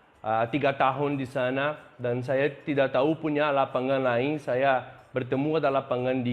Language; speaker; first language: Indonesian; non-native, fluent; Portuguese